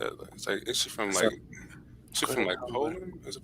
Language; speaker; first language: English; native; English